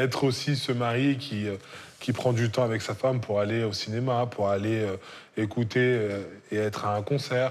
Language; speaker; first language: French; native; French